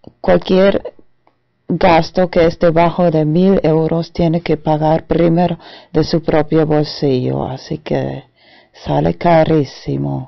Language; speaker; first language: Spanish; non-native, fluent; German